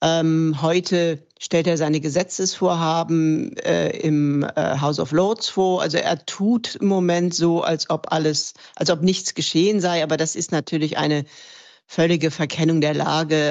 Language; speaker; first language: German; native; German